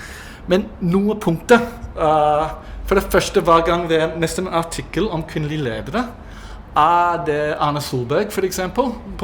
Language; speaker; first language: Norwegian; non-native, fluent; English